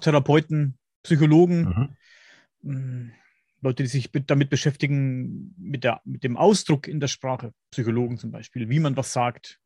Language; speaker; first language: German; native; German